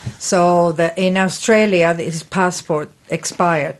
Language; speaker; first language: English; non-native, fluent; Spanish